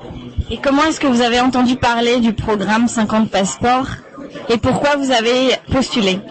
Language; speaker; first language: French; native; French